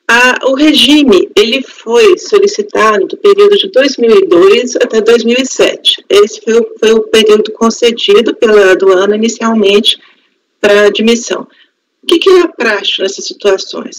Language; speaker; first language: Portuguese; native; Portuguese